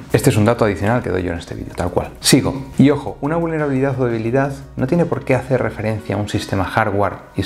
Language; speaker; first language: Spanish; native; Spanish